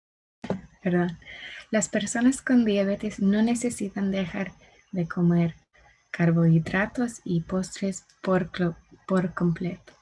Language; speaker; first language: Spanish; non-native, learner; English